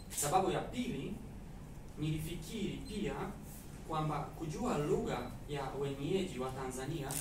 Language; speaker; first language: Swahili; non-native, fluent; Polish